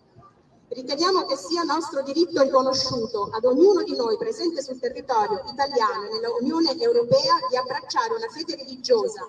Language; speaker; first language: Italian; native; Italian